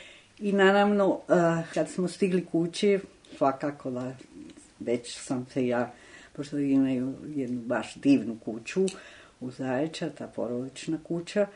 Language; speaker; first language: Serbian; non-native, fluent; Spanish